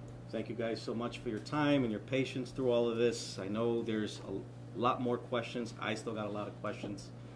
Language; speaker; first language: English; early bilingual, other home language; Spanish